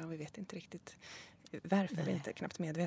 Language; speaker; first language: Swedish; native; Swedish